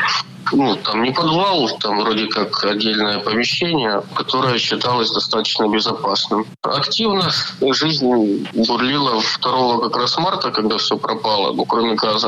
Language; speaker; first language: Russian; native; Russian